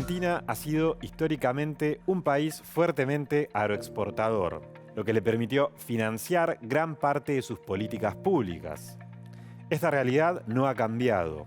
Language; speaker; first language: Spanish; native; Spanish